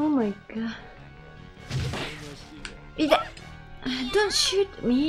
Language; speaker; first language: English; non-native, learner; Japanese